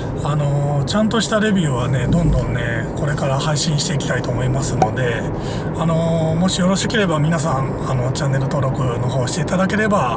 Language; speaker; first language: Japanese; native; Japanese